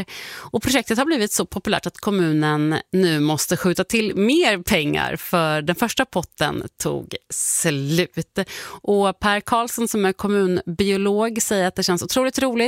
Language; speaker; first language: Swedish; native; Swedish